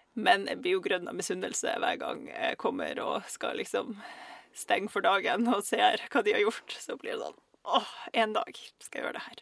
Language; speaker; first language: Norwegian; early bilingual, other home language; Russian